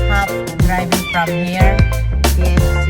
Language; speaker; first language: English; non-native, learner; Filipino